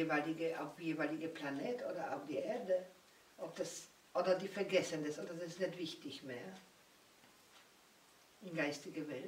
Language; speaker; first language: German; non-native, learner; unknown